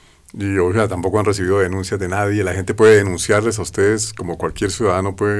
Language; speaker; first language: Spanish; native; Spanish